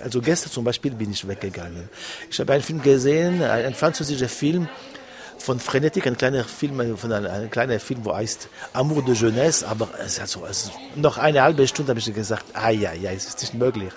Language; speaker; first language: German; non-native, local second language; French